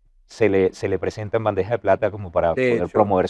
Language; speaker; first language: Spanish; native; Spanish